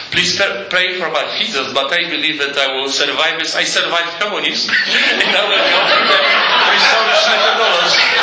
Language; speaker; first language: English; non-native, fluent; Polish